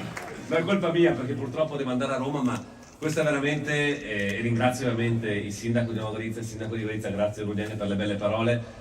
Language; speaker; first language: Italian; native; Italian